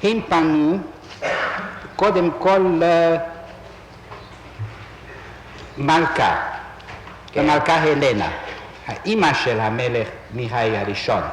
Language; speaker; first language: Hebrew; non-native, fluent; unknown